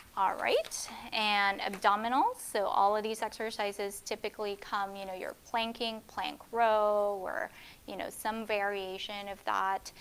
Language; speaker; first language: English; native; English